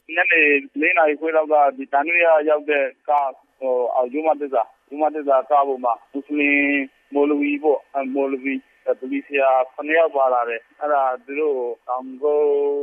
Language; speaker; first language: Burmese; native; Burmese